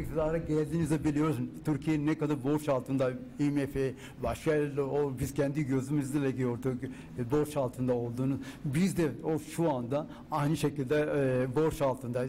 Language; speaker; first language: Turkish; non-native, fluent; Urdu